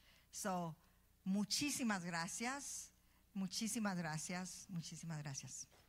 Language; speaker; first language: Spanish; early bilingual, heritage; Spanish